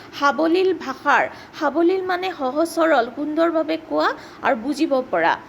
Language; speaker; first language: Assamese; native; Assamese